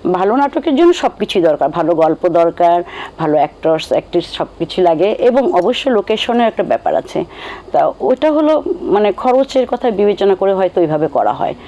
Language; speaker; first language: Bangla; native; Bangla